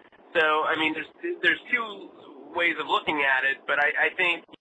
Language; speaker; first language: English; native; English